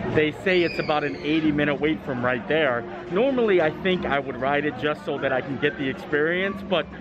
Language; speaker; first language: English; native; English